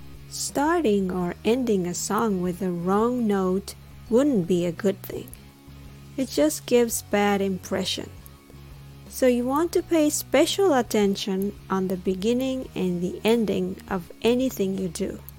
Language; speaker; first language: English; non-native, fluent; Japanese